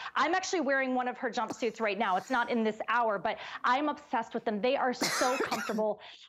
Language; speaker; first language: English; native; English